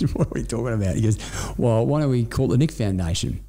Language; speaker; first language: English; native; English